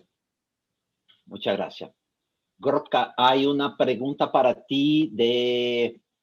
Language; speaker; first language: Spanish; non-native, fluent; Portuguese